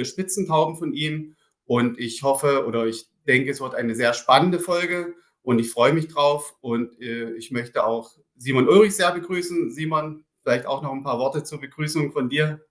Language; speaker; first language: German; native; German